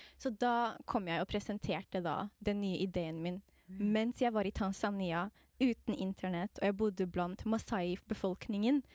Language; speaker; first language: Norwegian; non-native, fluent; Somali